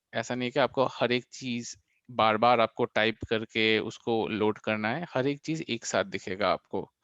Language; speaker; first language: Hindi; non-native, local second language; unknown